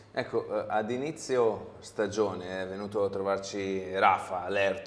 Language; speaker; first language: Italian; native; Italian